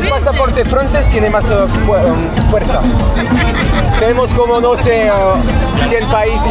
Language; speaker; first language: Spanish; non-native, learner; French